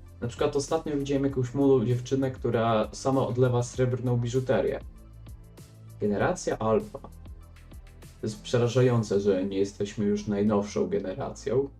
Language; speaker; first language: Polish; native; Polish